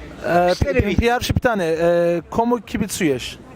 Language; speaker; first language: Polish; non-native, learner; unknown